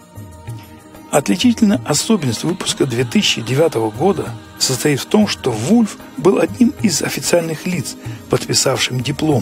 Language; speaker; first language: Russian; native; Russian